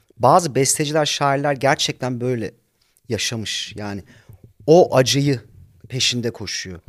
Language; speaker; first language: Turkish; native; Turkish